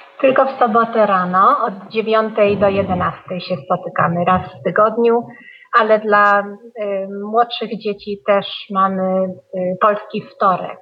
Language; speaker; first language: Polish; early bilingual, heritage; Polish